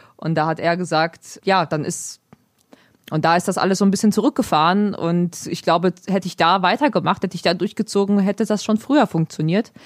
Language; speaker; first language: German; early bilingual, other home language; Polish